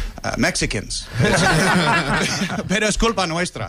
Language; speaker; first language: Spanish; non-native, fluent; English